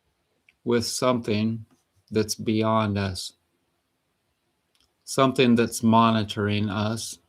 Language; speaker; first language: English; native; English